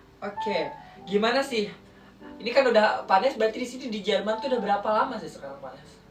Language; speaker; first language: Indonesian; native; Indonesian